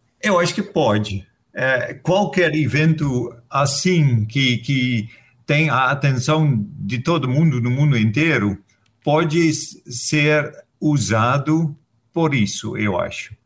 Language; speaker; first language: Portuguese; non-native, fluent; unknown